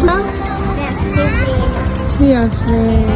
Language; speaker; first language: Hebrew; native; Hebrew